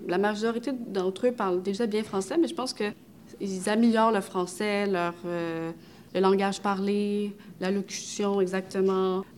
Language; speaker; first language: French; native; French